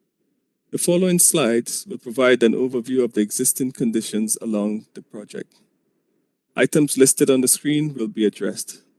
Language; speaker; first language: English; native; English